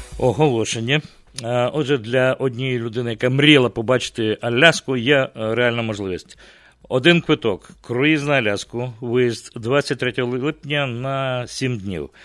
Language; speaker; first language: Ukrainian; native; Ukrainian